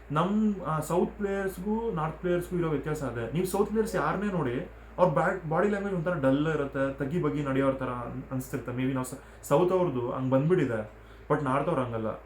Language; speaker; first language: Kannada; non-native, local second language; Telugu